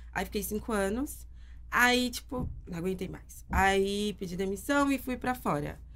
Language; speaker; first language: Portuguese; native; Portuguese